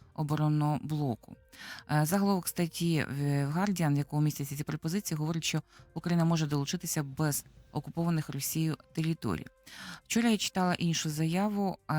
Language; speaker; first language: Ukrainian; native; Ukrainian